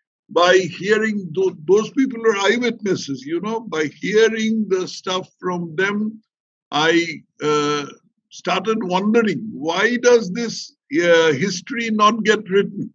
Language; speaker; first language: English; non-native, local second language; Bangla